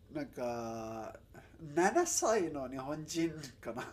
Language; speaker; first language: Japanese; non-native, learner; Spanish